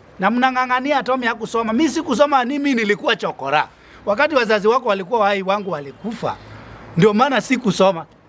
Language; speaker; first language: Swahili; non-native, local second language; Luo (Kenya and Tanzania)